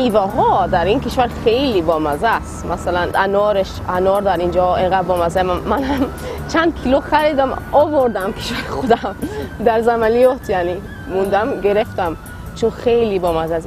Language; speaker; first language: Persian; non-native, learner; Swedish